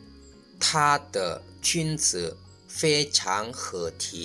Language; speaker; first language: Chinese; non-native, fluent; Lao